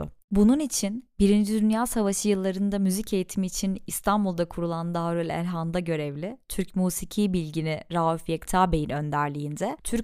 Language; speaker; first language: Turkish; native; Turkish